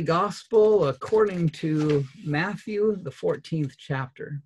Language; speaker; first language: English; native; English